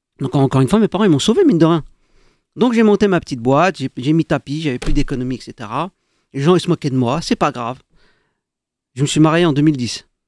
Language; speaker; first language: French; early bilingual, other home language; Arabic